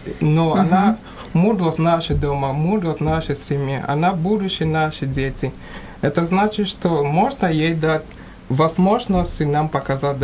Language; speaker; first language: Russian; non-native, learner; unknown